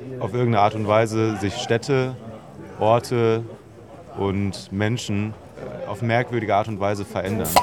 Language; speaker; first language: German; native; German